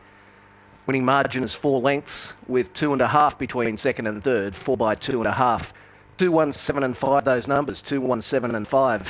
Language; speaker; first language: English; native; English